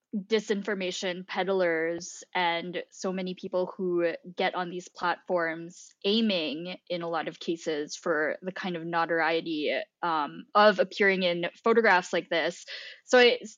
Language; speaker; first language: English; non-native, local second language; Filipino